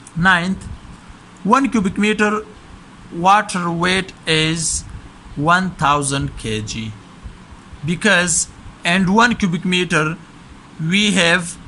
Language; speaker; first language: English; non-native, local second language; Urdu